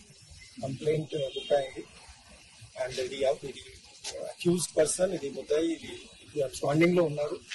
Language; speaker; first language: Telugu; non-native, local second language; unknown